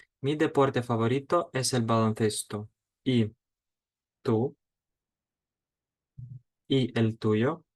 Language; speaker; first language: Spanish; non-native, fluent; Ukrainian